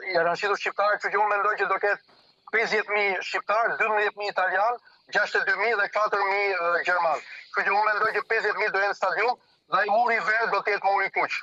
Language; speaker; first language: Albanian; early bilingual, heritage; Albanian